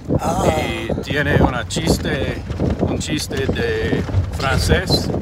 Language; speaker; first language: Spanish; non-native, learner; English